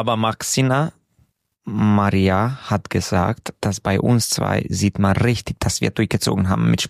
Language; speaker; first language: German; non-native, fluent; Hungarian